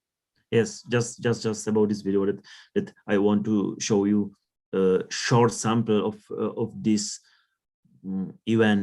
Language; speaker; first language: English; non-native, learner; Czech